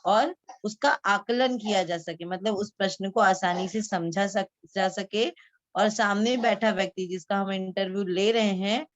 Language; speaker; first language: Hindi; non-native, local second language; Marathi